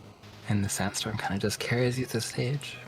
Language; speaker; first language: English; native; English